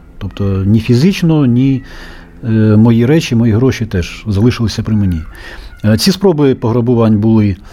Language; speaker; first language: Ukrainian; native; Ukrainian